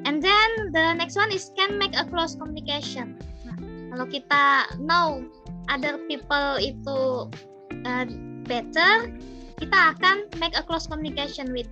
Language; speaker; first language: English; non-native, fluent; Indonesian